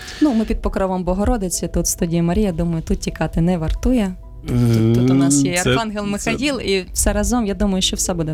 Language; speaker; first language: Ukrainian; native; Ukrainian